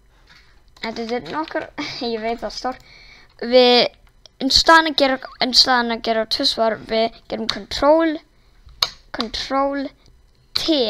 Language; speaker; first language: Icelandic; non-native, learner; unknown